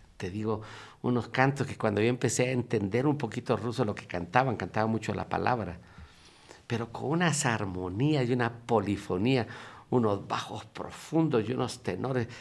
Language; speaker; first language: Spanish; native; Spanish